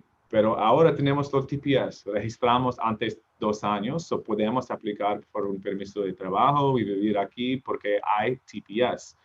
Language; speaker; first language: Spanish; non-native, learner; English